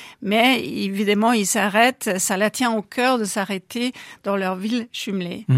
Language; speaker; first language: French; non-native, fluent; German